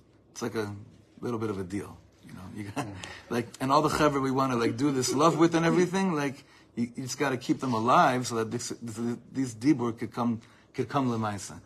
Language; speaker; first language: English; native; English